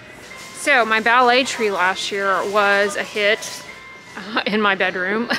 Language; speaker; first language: English; native; English